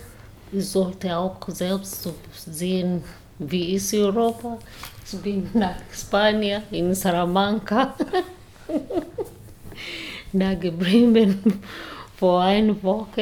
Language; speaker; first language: German; non-native, learner; Swahili